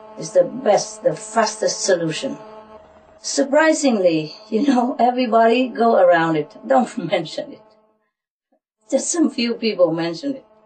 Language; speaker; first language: English; non-native, fluent; Vietnamese